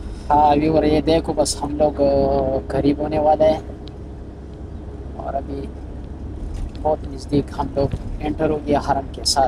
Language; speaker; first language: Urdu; non-native, local second language; Pashto